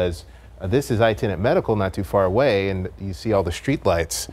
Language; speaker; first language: English; native; English